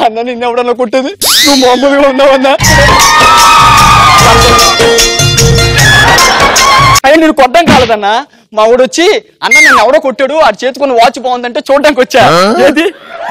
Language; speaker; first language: Telugu; native; Telugu